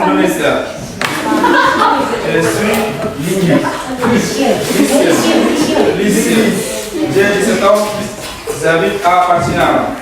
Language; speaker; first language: French; non-native, learner; Indonesian